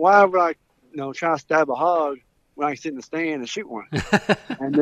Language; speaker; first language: English; native; English